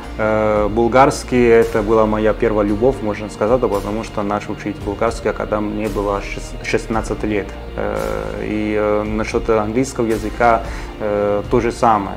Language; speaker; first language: Russian; non-native, fluent; Italian